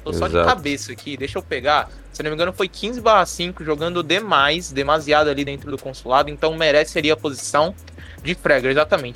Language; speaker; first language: Portuguese; native; Portuguese